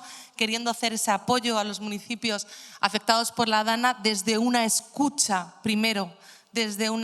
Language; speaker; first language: Spanish; native; Spanish